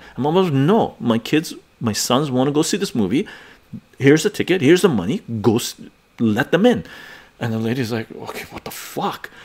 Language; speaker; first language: English; early bilingual, other home language; Persian